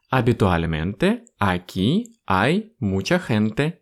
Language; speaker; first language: Spanish; non-native, fluent; Russian